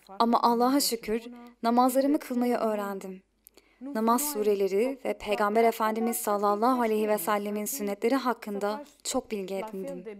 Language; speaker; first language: Turkish; non-native, fluent; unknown